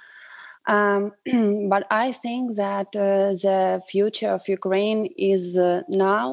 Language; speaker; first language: English; non-native, fluent; Ukrainian